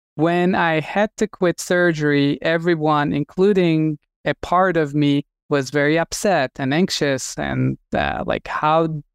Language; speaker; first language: English; non-native, fluent; Turkish